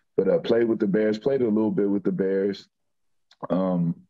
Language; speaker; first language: English; native; English